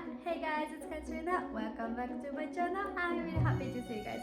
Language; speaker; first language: English; non-native, fluent; Japanese